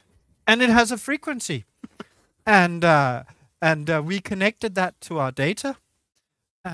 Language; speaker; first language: English; non-native, fluent; Danish